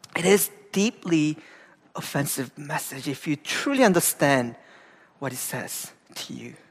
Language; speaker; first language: English; non-native, fluent; Korean